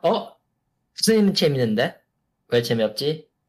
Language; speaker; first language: Korean; early bilingual, heritage; Korean